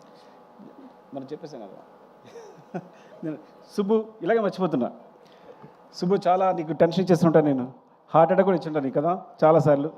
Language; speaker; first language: Telugu; native; Telugu